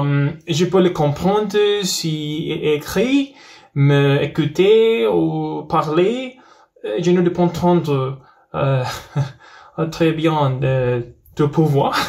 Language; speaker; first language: French; non-native, learner; Spanish